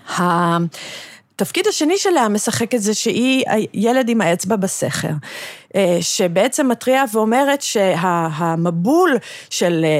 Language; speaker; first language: Hebrew; early bilingual, other home language; English